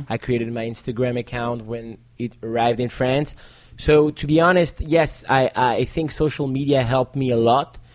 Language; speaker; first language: English; non-native, fluent; French